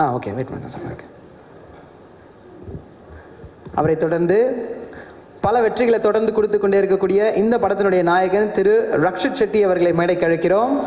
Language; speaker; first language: Tamil; native; Tamil